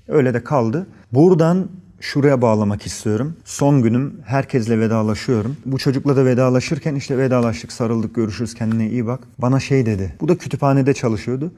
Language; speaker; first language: Turkish; early bilingual, heritage; Turkish